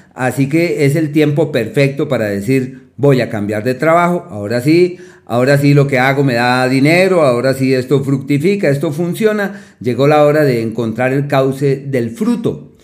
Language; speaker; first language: Spanish; native; Spanish